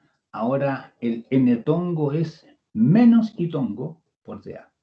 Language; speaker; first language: Spanish; native; Spanish